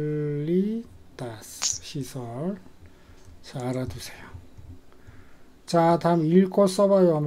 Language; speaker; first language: Korean; native; Korean